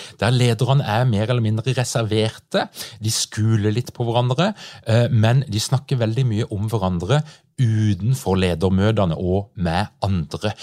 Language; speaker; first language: Norwegian; native; Norwegian